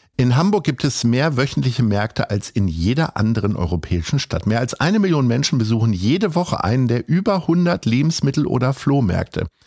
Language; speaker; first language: German; native; German